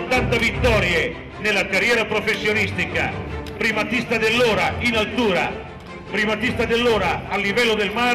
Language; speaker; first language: Italian; native; Italian